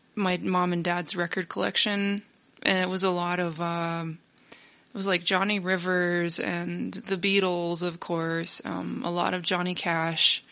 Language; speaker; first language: English; native; English